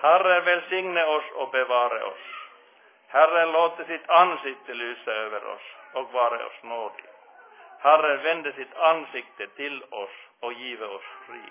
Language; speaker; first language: Swedish; non-native, fluent; Finnish